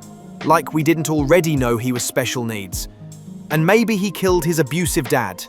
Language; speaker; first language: English; native; English